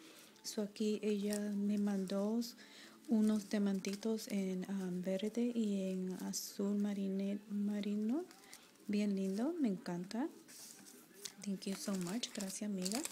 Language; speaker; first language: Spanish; early bilingual, heritage; Spanish